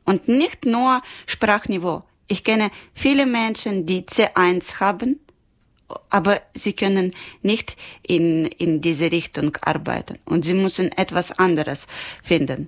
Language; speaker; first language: German; non-native, learner; Ukrainian